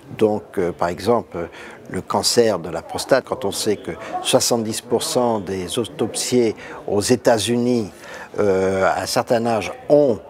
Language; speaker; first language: French; native; French